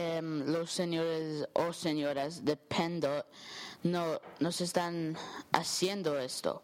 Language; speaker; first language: Spanish; early bilingual, heritage; Spanish